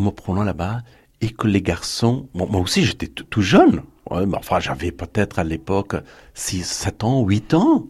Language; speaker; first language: French; non-native, fluent; Persian